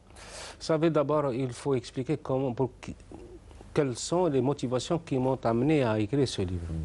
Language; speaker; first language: French; non-native, local second language; Arabic